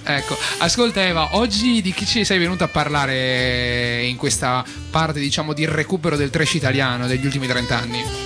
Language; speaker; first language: Italian; native; Italian